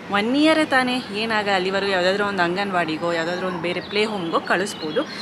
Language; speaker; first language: Kannada; non-native, local second language; Telugu